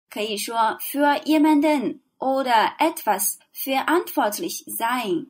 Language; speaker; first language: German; non-native, fluent; Chinese